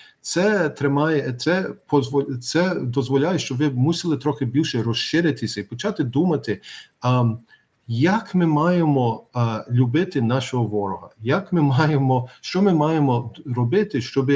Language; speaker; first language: Ukrainian; early bilingual, heritage; Ukrainian